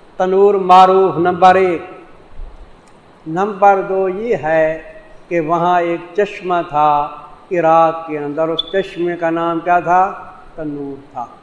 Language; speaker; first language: Urdu; non-native, local second language; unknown